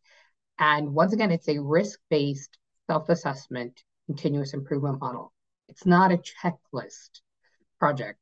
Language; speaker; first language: English; native; English